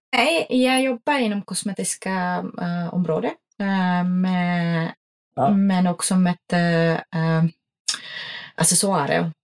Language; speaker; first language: Swedish; non-native, fluent; Czech